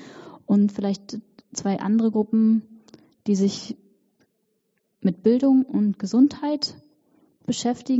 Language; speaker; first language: German; native; German